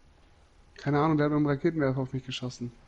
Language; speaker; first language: German; native; German